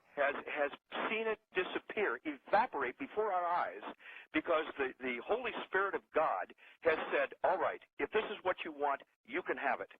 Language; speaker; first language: English; native; English